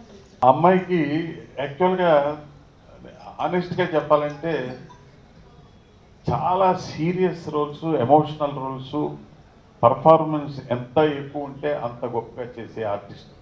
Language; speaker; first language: Telugu; native; Telugu